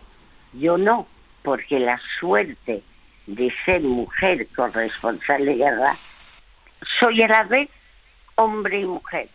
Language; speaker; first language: Spanish; early bilingual, other home language; French